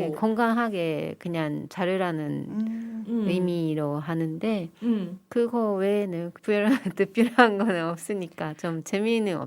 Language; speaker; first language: Korean; non-native, fluent; Japanese